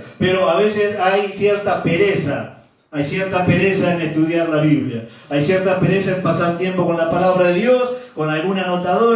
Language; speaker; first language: Spanish; native; Spanish